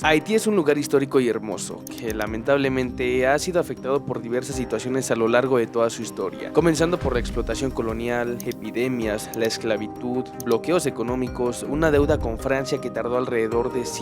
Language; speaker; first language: Spanish; native; Spanish